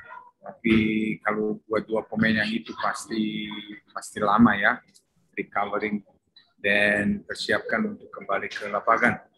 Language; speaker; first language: Indonesian; non-native, fluent; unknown